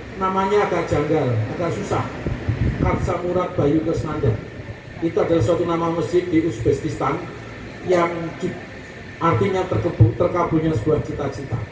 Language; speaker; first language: Indonesian; native; Indonesian